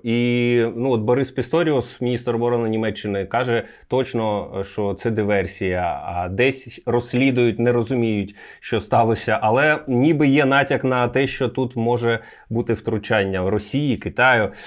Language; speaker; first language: Ukrainian; native; Ukrainian